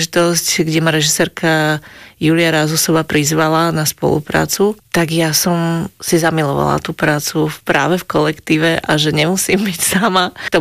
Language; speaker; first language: Slovak; native; Slovak